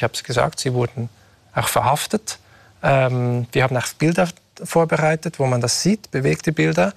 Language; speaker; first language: German; native; German